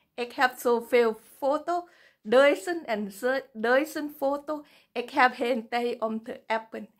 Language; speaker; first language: Dutch; non-native, learner; Thai